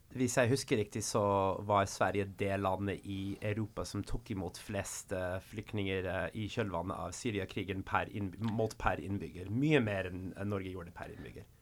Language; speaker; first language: Swedish; non-native, fluent; English